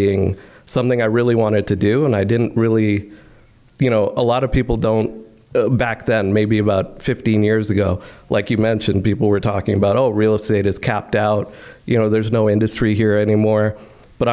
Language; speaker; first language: English; non-native, local second language; Hindi